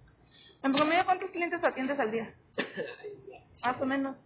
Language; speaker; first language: Spanish; native; Spanish